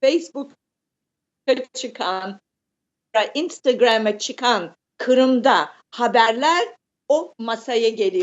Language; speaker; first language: Turkish; early bilingual, heritage; Turkish